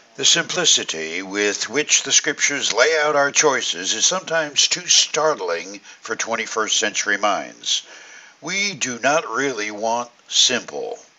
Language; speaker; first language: English; native; English